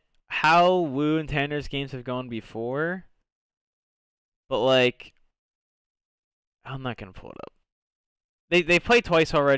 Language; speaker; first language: English; native; English